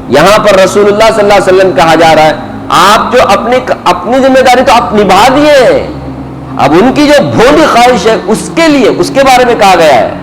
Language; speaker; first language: Urdu; native; Urdu